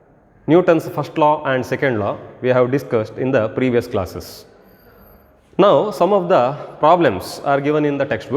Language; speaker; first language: English; non-native, local second language; Kannada